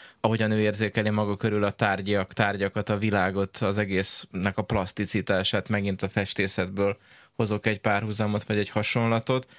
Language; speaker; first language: Hungarian; native; Hungarian